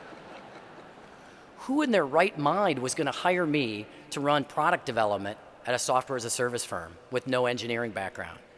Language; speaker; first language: English; native; English